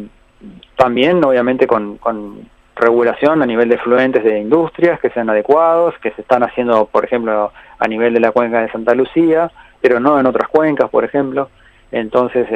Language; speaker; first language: Spanish; native; Spanish